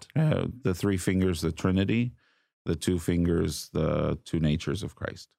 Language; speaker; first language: English; native; English